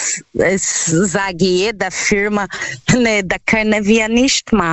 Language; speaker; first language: German; non-native, learner; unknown